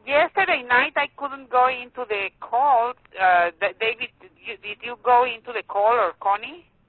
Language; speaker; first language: English; non-native, learner; Spanish